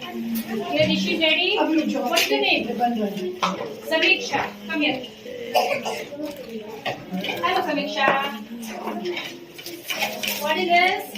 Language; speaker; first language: English; non-native, local second language; Hindi